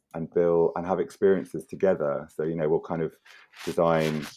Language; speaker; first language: English; native; English